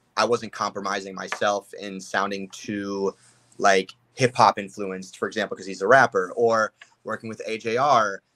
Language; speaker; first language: English; native; English